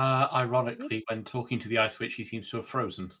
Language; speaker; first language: English; native; English